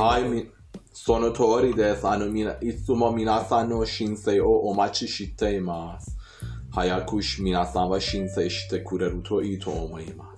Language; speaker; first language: Japanese; non-native, fluent; Persian